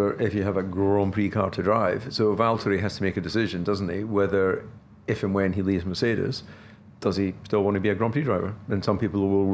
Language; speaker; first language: English; native; English